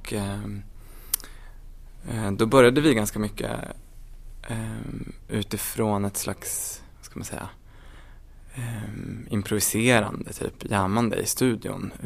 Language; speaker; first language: Swedish; native; Swedish